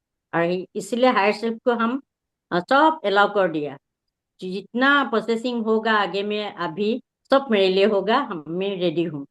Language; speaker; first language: Hindi; non-native, local second language; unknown